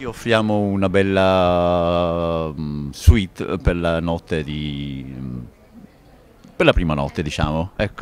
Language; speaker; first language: Italian; native; Italian